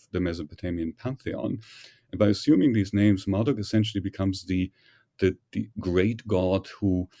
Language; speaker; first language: English; non-native, fluent; German